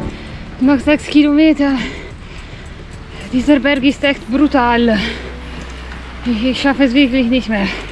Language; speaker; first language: German; non-native, fluent; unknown